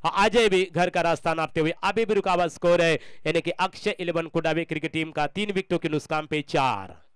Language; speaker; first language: Hindi; non-native, local second language; Marathi